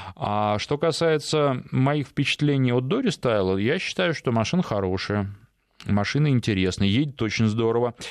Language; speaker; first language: Russian; native; Russian